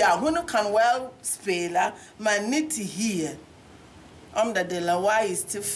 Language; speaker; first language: Dutch; non-native, learner; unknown